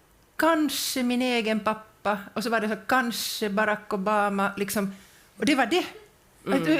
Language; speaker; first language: Swedish; native; Swedish